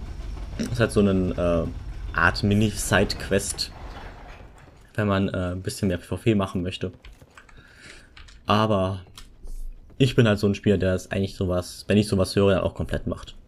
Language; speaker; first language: German; native; German